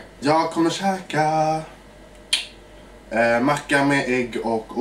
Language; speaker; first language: Swedish; early bilingual, other home language; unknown